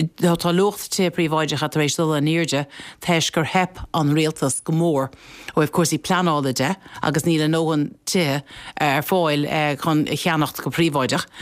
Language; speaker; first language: Irish; non-native, local second language; English